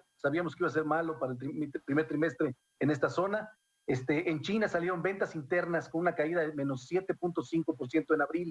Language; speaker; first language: Spanish; native; Spanish